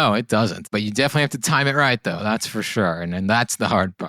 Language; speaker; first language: English; native; English